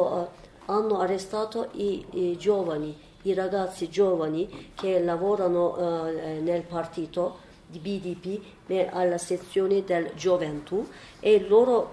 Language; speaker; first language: Italian; non-native, learner; Turkish